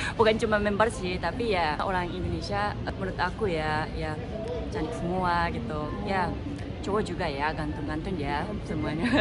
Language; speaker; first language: Indonesian; non-native, fluent; Japanese